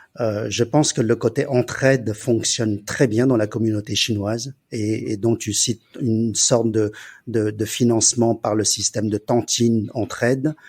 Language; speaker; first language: French; early bilingual, other home language; Chinese